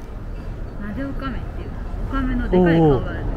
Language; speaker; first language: Japanese; native; Japanese